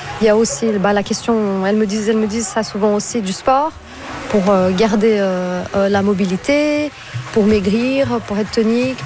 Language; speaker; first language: French; non-native, fluent; Portuguese